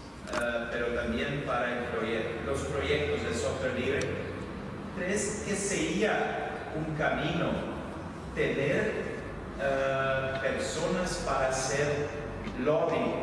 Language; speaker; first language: Spanish; non-native, fluent; Portuguese